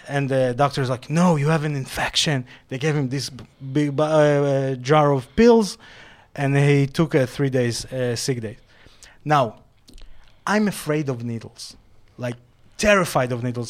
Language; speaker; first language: English; non-native, fluent; Hebrew